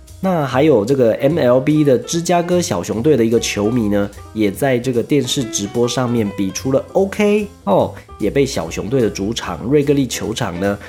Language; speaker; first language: Chinese; native; Chinese